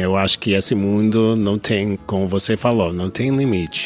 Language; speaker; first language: Portuguese; non-native, learner; English